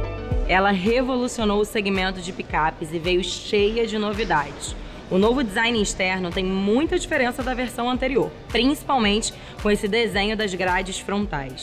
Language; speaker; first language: Portuguese; native; Portuguese